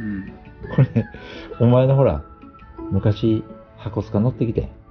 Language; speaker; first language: Japanese; native; Japanese